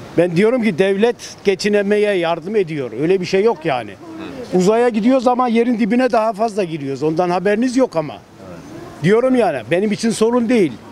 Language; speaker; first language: Turkish; native; Turkish